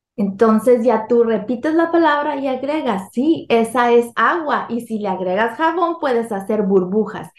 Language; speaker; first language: Spanish; native; Spanish